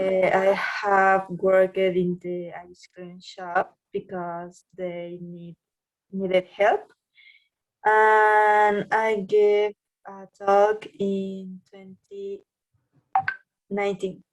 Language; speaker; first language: English; non-native, learner; Spanish